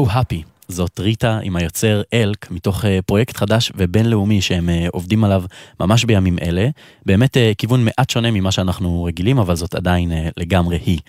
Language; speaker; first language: Hebrew; native; Hebrew